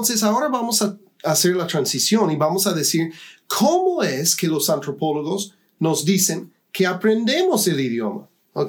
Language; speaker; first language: Spanish; non-native, fluent; English